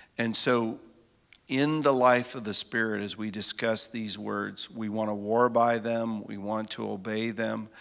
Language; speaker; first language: English; native; English